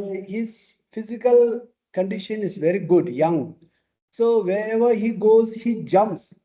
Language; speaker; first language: English; non-native, fluent; Tibetan